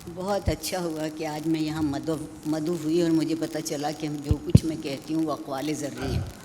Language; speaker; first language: Urdu; native; Urdu